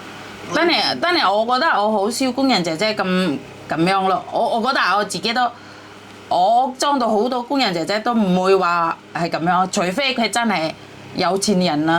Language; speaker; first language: Cantonese; non-native, fluent; Javanese